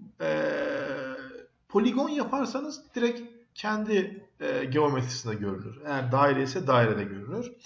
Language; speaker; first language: Turkish; native; Turkish